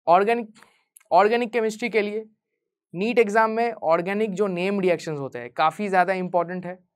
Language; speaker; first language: Hindi; non-native, local second language; Bangla